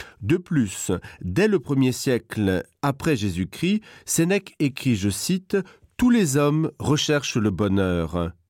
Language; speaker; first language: French; non-native, local second language; Luxembourgish